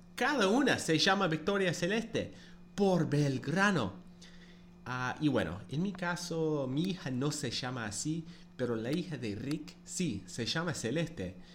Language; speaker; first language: Spanish; non-native, fluent; English